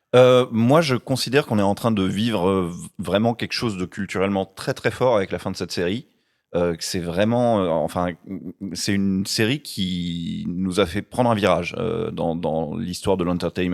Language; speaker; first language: French; native; French